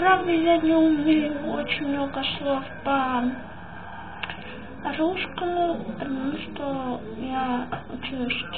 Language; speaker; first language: Russian; early bilingual, heritage; Russian